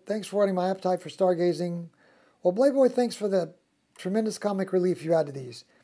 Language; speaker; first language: English; native; English